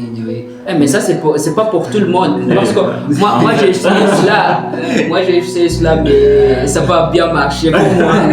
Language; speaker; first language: French; non-native, learner; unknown